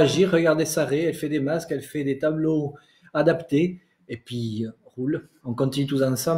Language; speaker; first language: French; native; French